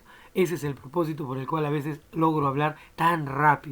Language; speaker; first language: Spanish; native; Spanish